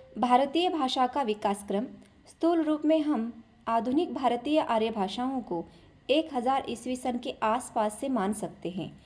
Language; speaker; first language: Hindi; non-native, local second language; Marathi